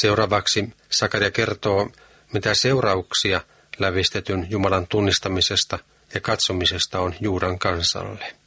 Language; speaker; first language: Finnish; native; Finnish